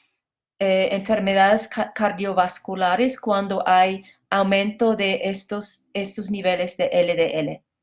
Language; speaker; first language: Spanish; non-native, fluent; English